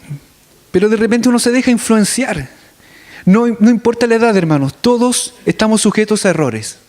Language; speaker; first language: Spanish; native; Spanish